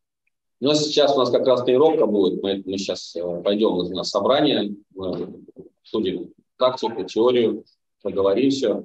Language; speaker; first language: Russian; native; Russian